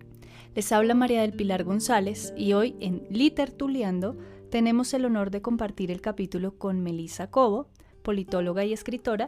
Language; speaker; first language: Spanish; native; Spanish